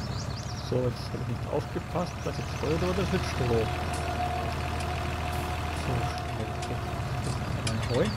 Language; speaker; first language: German; native; German